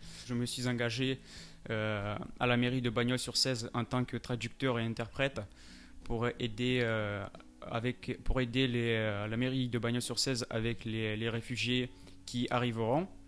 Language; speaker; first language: French; non-native, fluent; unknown